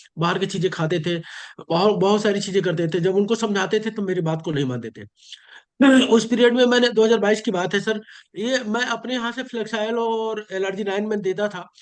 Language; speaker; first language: Hindi; native; Hindi